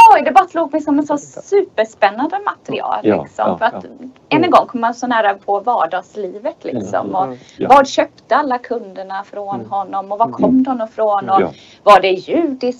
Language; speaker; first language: Swedish; native; Swedish